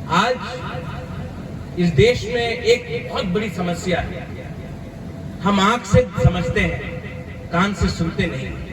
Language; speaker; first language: Hindi; non-native, local second language; Kok Borok